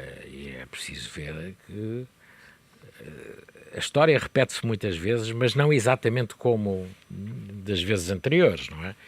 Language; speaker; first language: Portuguese; native; Portuguese